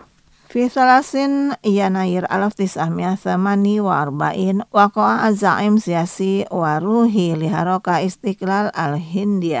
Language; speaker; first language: Arabic; non-native, fluent; Indonesian